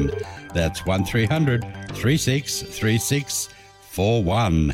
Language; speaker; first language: English; native; English